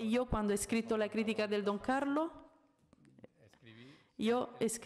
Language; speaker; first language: Spanish; non-native, fluent; Italian